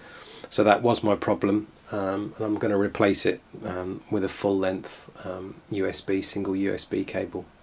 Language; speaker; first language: English; native; English